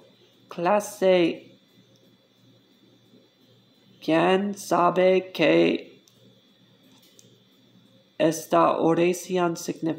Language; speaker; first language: Spanish; non-native, learner; English